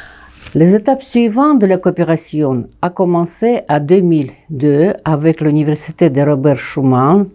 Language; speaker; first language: French; non-native, fluent; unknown